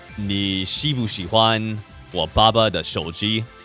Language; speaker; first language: Chinese; non-native, learner; English